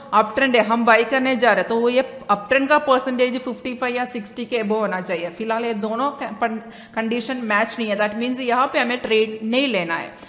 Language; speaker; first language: Hindi; non-native, local second language; Malayalam